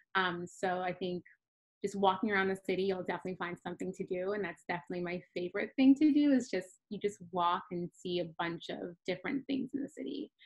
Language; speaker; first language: English; native; English